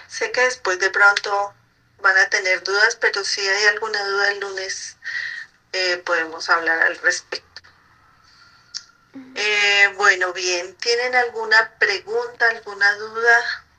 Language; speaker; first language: Spanish; native; Spanish